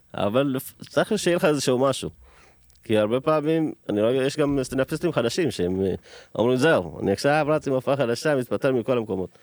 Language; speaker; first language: Hebrew; early bilingual, other home language; Amharic